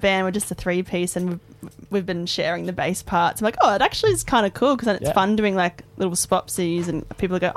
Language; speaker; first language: English; native; English